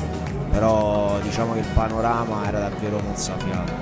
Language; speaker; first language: Italian; native; Italian